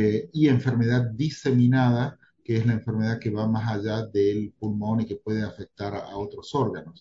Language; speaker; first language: Spanish; native; Spanish